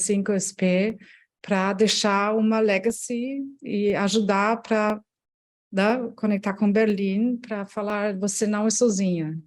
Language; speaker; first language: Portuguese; non-native, fluent; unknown